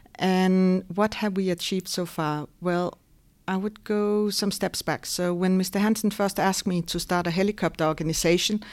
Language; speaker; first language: English; non-native, fluent; Danish